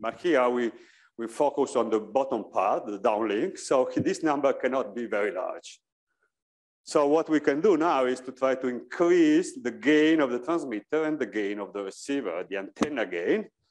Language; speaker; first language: English; non-native, fluent; Italian